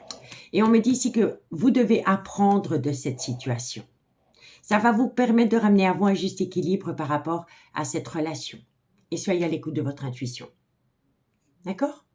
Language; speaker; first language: French; native; French